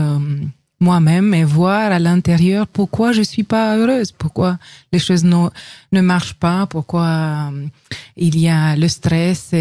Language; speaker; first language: French; non-native, fluent; Romanian